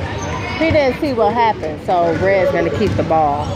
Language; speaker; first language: English; native; English